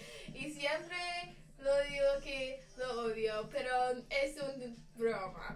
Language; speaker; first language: Spanish; non-native, learner; English